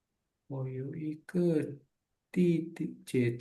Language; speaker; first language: Chinese; non-native, learner; Indonesian